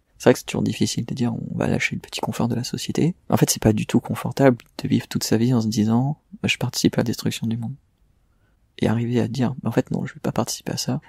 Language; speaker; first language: French; native; French